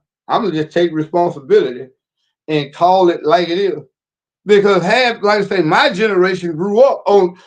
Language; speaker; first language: English; native; English